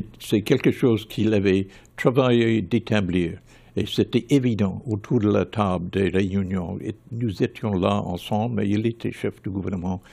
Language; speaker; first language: French; non-native, fluent; English